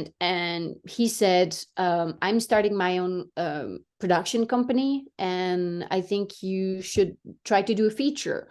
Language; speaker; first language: English; non-native, fluent; French